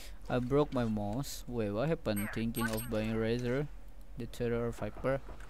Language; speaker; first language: English; non-native, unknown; Indonesian